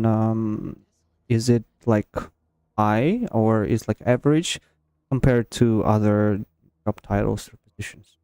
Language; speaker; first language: English; non-native, fluent; Russian